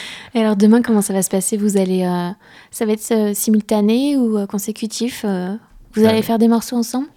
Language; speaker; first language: French; native; French